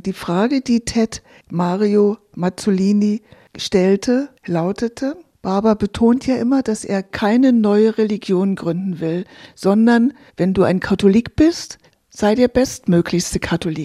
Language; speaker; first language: German; native; German